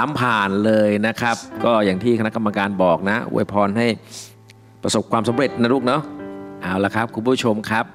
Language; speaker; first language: Thai; native; Thai